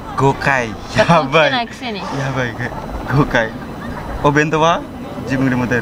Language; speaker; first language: Japanese; non-native, learner; Indonesian